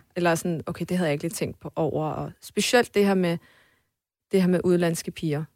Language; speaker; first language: Danish; early bilingual, other home language; Armenian